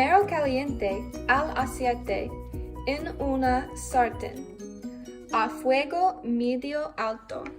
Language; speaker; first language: Spanish; non-native, learner; English